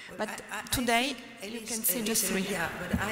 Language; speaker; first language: English; non-native, learner; French